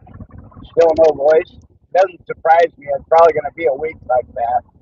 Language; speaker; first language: English; native; English